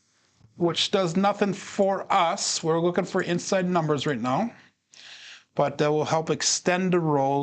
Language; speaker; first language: English; native; English